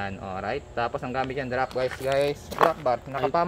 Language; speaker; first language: Filipino; native; Filipino